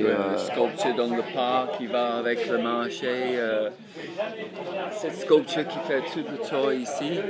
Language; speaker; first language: French; non-native, fluent; English